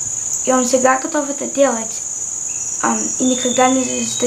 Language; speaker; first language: Russian; early bilingual, heritage; Russian